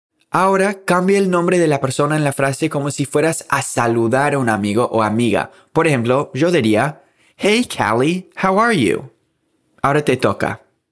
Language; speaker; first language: Spanish; native; Spanish